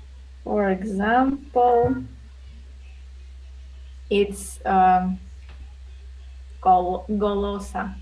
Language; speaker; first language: English; non-native, learner; Russian